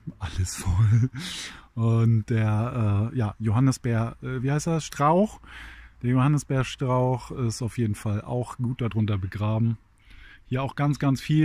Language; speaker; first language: German; native; German